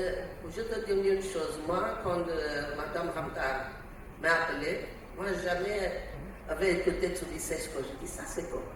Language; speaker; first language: French; non-native, learner; Portuguese